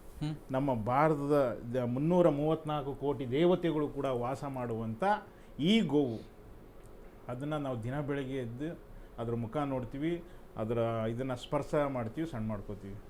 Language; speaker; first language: Kannada; native; Kannada